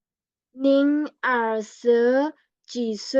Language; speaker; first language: Chinese; non-native, learner; Burmese